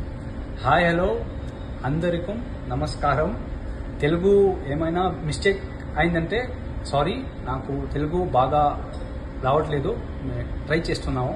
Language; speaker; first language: Telugu; non-native, learner; Hindi